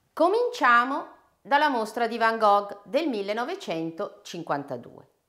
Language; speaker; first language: Italian; native; Italian